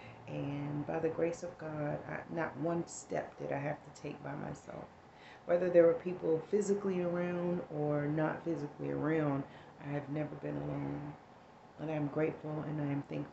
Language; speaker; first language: English; native; English